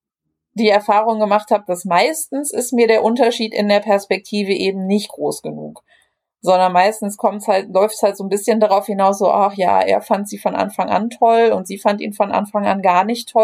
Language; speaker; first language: German; native; German